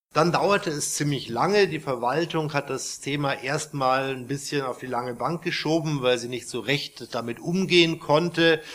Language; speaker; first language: German; native; German